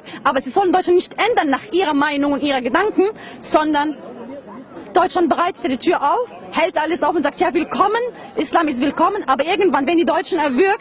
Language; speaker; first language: German; non-native, fluent; Arabic